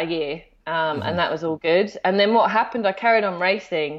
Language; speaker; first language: English; native; English